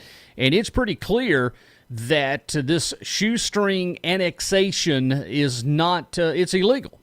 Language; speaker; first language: English; native; English